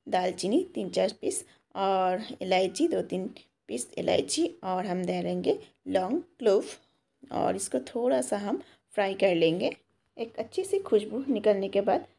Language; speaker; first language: Hindi; non-native, local second language; Bangla